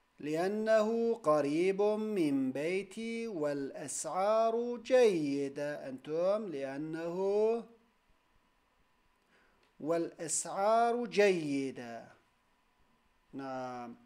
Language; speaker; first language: Arabic; non-native, fluent; Turkish